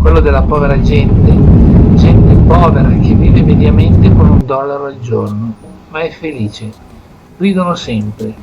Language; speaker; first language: Italian; native; Italian